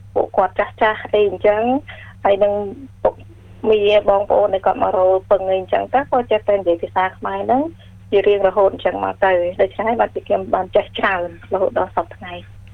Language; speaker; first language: Khmer; early bilingual, heritage; Khmer